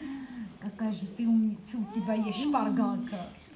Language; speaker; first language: Russian; non-native, learner; Armenian